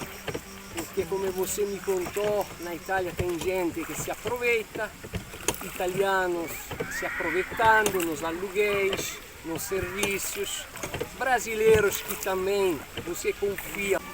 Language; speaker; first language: Portuguese; non-native, fluent; Italian